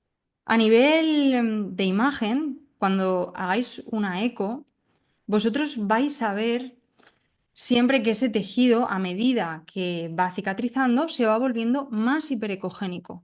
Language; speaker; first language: Spanish; native; Spanish